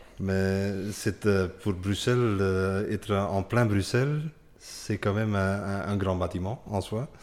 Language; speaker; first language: French; non-native, local second language; Dutch